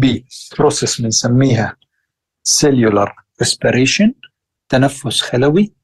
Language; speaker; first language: Arabic; native; Arabic